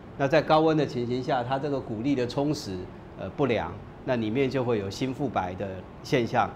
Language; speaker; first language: Chinese; native; Chinese